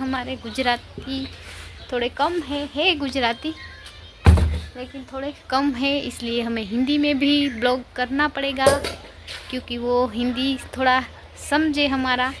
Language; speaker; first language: Hindi; non-native, local second language; Gujarati